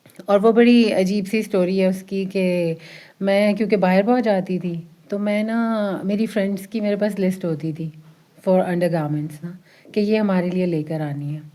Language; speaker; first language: Urdu; early bilingual, heritage; Urdu